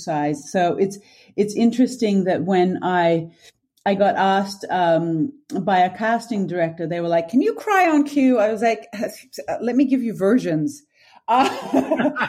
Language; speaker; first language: English; native; English